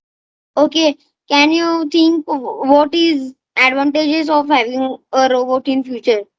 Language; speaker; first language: English; non-native, learner; Marathi